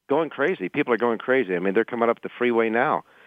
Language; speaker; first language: English; native; English